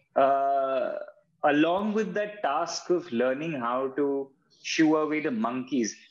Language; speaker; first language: English; non-native, local second language; Hindi